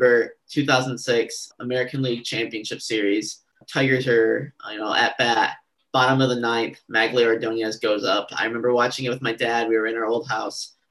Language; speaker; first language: English; native; English